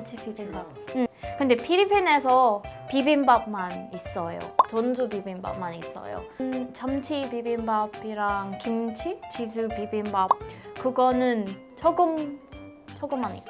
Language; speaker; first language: Korean; non-native, learner; Filipino